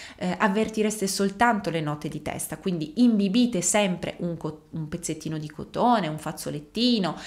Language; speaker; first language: Italian; native; Italian